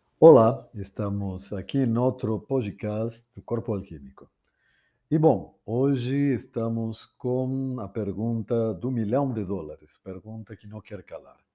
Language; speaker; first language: Portuguese; non-native, fluent; Spanish